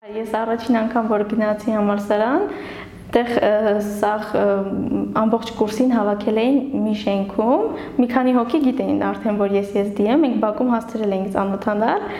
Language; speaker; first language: Armenian; non-native, local second language; Kurdish